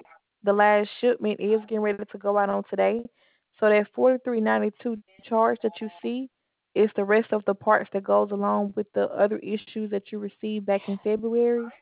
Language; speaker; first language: English; native; English